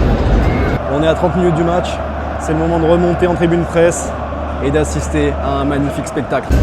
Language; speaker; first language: French; native; French